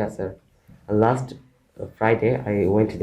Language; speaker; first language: English; non-native, learner; Bangla